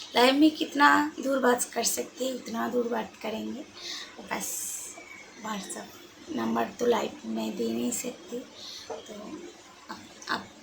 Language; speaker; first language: Hindi; non-native, local second language; Bangla